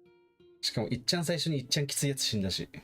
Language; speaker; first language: Japanese; native; Japanese